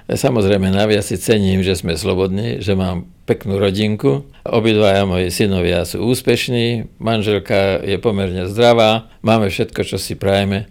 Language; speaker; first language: Slovak; native; Slovak